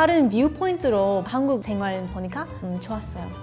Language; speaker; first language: Korean; non-native, learner; English